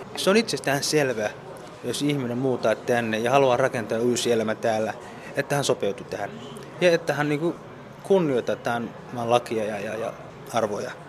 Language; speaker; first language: Finnish; early bilingual, other home language; Somali